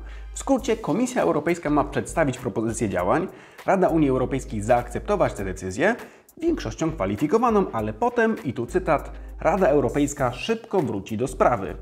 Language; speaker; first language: Polish; native; Polish